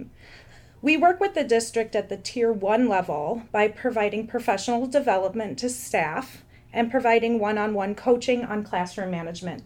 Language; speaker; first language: English; native; English